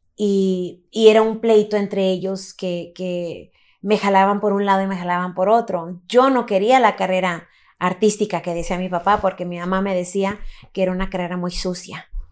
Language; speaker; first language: Spanish; early bilingual, heritage; Spanish